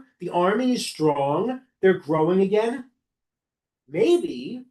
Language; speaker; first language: English; native; English